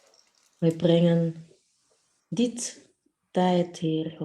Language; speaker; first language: Dutch; non-native, fluent; Indonesian